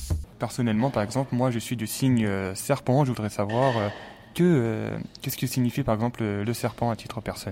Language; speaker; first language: French; native; French